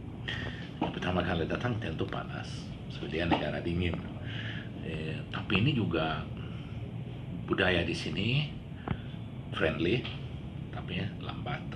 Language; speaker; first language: Indonesian; non-native, learner; Swedish